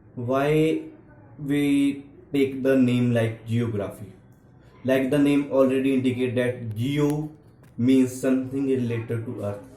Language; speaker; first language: English; non-native, local second language; Punjabi